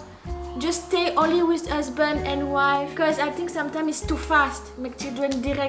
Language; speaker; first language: English; non-native, learner; French